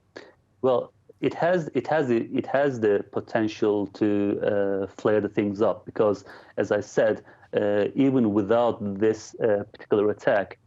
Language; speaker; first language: English; non-native, fluent; Turkish